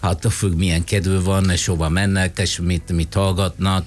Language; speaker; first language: Hungarian; non-native, fluent; Italian